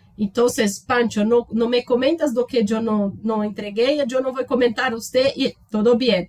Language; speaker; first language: Spanish; non-native, learner; Portuguese